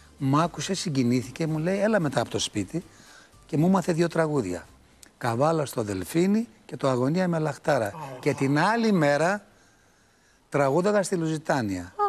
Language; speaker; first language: Greek; early bilingual, other home language; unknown